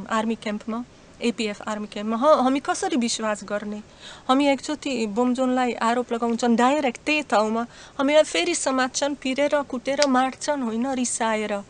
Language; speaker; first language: Nepali; non-native, learner; Slovak